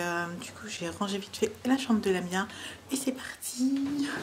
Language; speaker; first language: French; native; French